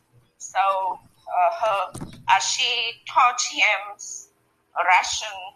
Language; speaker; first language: English; non-native, learner; Vietnamese